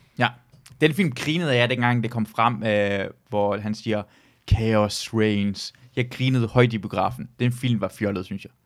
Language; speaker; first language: Danish; early bilingual, other home language; Persian